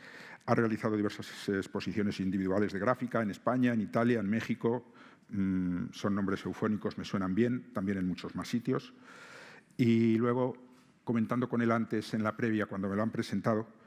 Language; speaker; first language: Spanish; native; Spanish